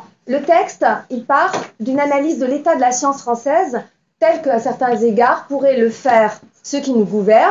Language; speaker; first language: French; native; French